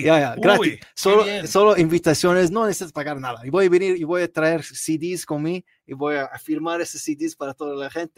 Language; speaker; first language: Spanish; non-native, learner; Arabic